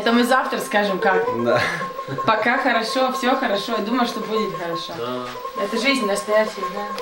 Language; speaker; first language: Russian; non-native, fluent; Latvian